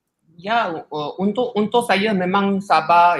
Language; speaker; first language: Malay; non-native, local second language; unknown